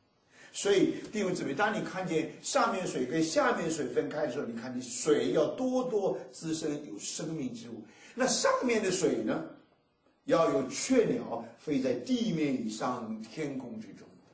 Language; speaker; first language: Chinese; native; Chinese